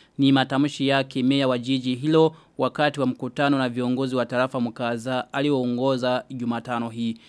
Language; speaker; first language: Swahili; non-native, local second language; Rundi